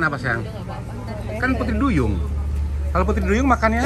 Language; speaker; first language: Indonesian; native; Indonesian